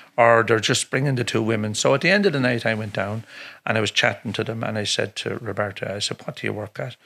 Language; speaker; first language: English; native; English